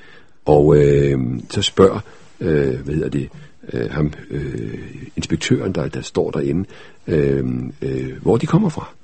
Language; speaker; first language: Danish; native; Danish